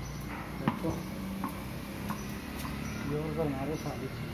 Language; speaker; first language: Hindi; native; Hindi